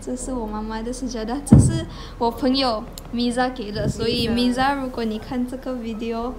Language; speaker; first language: Chinese; non-native, local second language; Malay